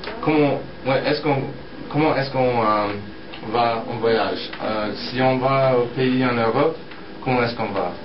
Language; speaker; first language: French; non-native, learner; English